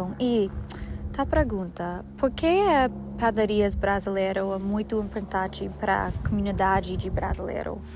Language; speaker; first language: Portuguese; non-native, learner; English